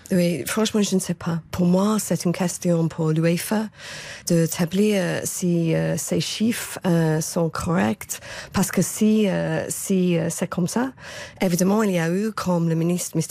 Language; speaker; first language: French; non-native, fluent; English